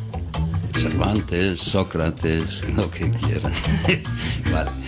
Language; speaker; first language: Spanish; non-native, fluent; German